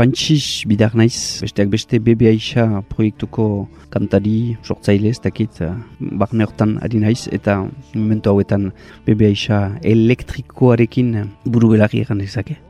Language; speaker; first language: Basque; native; Basque